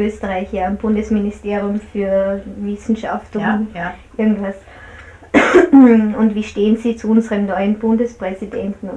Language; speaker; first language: German; native; German